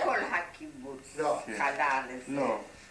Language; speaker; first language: Hebrew; non-native, fluent; German